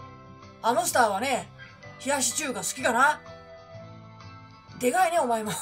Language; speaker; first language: Japanese; native; Japanese